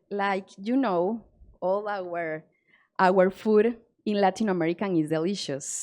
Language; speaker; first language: English; non-native, learner; Spanish